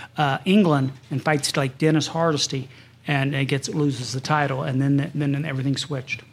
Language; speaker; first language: English; native; English